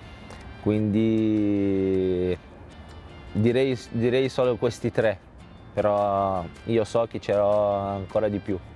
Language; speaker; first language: Italian; non-native, fluent; Portuguese